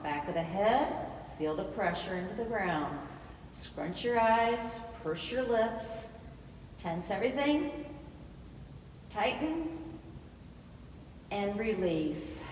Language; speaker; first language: English; native; English